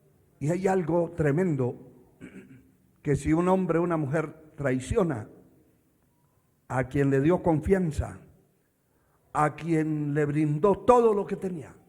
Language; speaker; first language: Spanish; native; Spanish